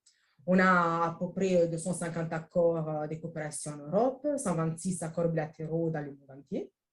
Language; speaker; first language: French; non-native, fluent; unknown